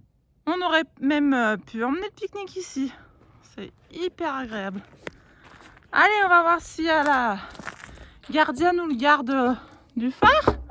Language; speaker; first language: French; native; French